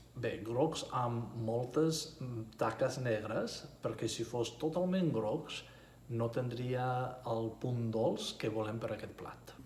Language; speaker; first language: Catalan; non-native, learner; Spanish